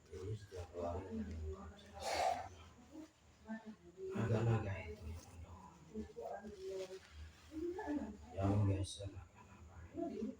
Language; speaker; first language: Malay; non-native, local second language; Javanese